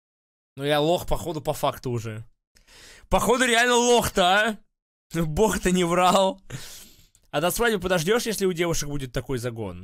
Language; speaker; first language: Russian; native; Russian